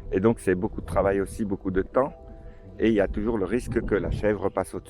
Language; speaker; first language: French; native; French